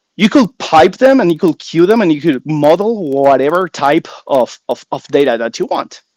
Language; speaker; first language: English; non-native, fluent; Spanish